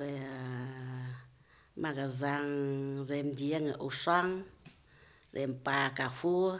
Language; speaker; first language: French; non-native, learner; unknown